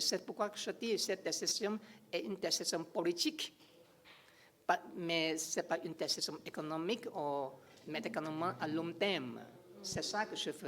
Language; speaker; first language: French; non-native, learner; English